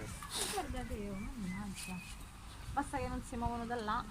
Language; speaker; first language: Italian; native; Italian